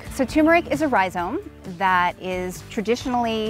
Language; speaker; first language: English; native; English